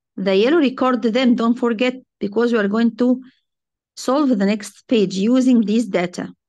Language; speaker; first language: English; non-native, fluent; Arabic